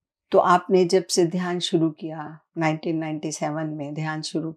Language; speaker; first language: Hindi; native; Hindi